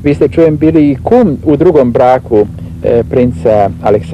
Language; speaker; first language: Bosnian; native; Bosnian